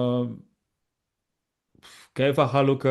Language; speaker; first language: Arabic; non-native, learner; Spanish